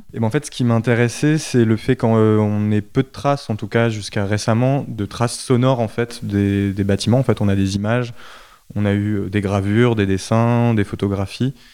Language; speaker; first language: French; native; French